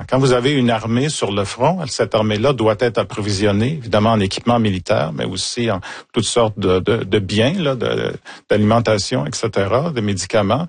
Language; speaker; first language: French; native; French